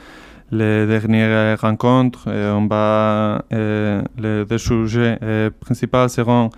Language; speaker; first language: French; non-native, fluent; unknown